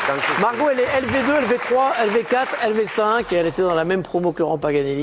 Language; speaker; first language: French; native; French